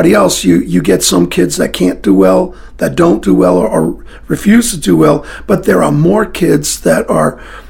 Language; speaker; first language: English; early bilingual, other home language; French